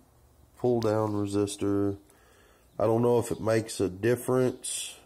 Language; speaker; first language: English; native; English